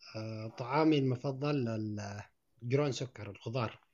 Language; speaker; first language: Arabic; native; Arabic